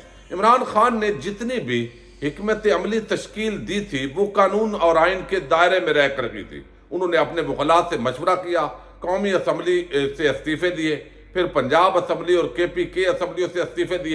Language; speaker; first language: Urdu; native; Urdu